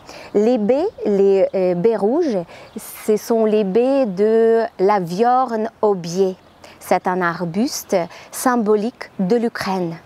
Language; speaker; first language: French; non-native, fluent; Ukrainian